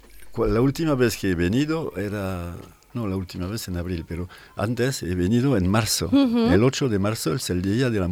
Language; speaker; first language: Spanish; non-native, fluent; French